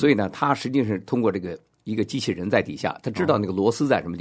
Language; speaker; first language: Chinese; native; Chinese